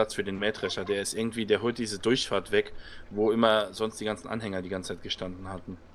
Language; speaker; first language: German; native; German